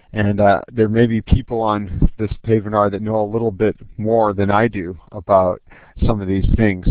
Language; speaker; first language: English; native; English